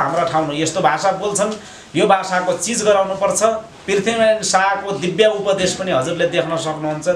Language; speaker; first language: Nepali; native; Nepali